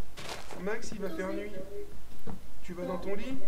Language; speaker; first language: French; native; French